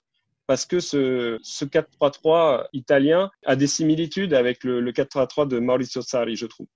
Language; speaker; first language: French; native; French